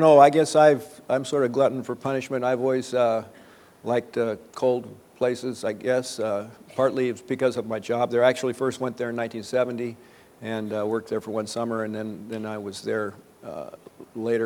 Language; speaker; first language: English; native; English